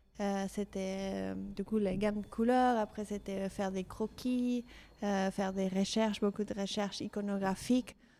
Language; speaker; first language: French; non-native, fluent; Spanish